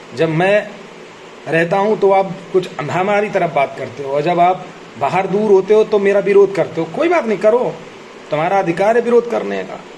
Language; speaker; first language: Hindi; native; Hindi